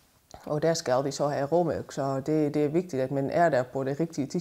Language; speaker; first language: Danish; non-native, fluent; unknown